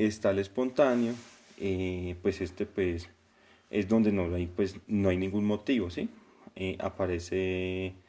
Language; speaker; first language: Spanish; native; Spanish